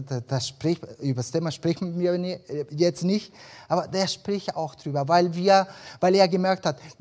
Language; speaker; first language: German; early bilingual, other home language; Spanish